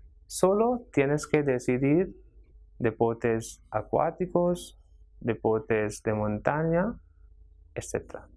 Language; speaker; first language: Spanish; non-native, fluent; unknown